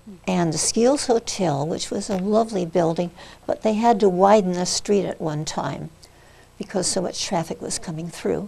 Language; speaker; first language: English; native; English